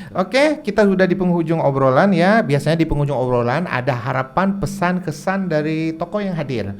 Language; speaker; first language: Indonesian; native; Indonesian